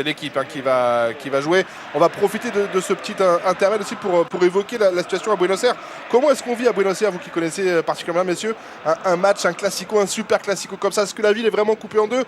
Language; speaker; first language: French; native; French